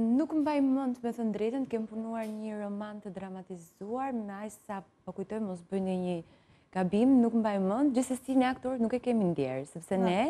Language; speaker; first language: Albanian; native; Albanian